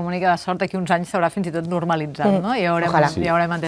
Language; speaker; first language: Catalan; native; Catalan